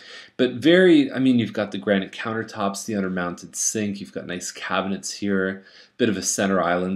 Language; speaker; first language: English; native; English